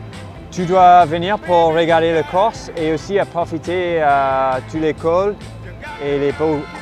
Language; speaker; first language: French; non-native, fluent; English